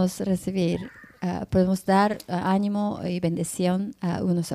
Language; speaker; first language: Spanish; non-native, learner; Japanese